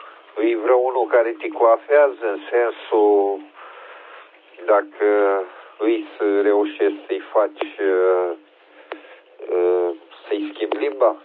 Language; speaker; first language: Romanian; native; Romanian